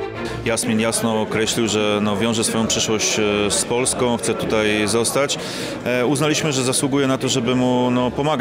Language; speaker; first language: Polish; native; Polish